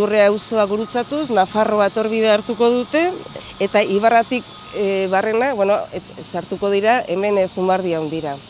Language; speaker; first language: Basque; native; Basque